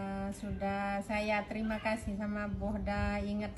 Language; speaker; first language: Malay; non-native, learner; Indonesian